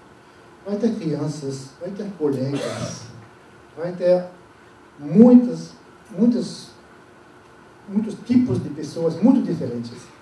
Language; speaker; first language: Portuguese; non-native, fluent; French